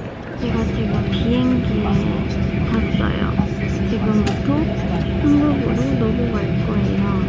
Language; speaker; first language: Korean; non-native, fluent; Japanese